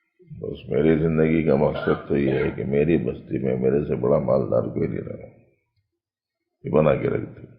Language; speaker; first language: Urdu; native; Urdu